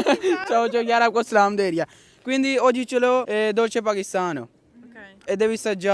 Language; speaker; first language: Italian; non-native, learner; Urdu